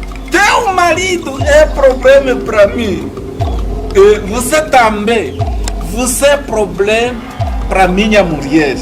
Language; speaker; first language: Portuguese; non-native, learner; Kinyarwanda